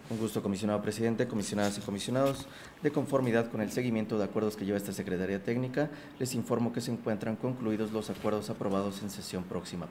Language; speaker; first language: Spanish; native; Spanish